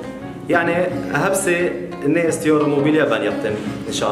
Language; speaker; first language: Turkish; non-native, learner; Arabic